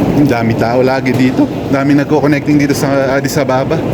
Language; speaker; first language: Filipino; non-native, local second language; Pampanga